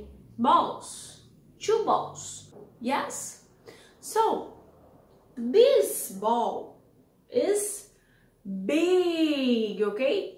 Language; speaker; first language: English; non-native, learner; Portuguese